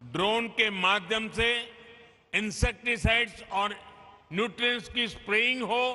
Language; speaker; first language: Hindi; non-native, local second language; Gujarati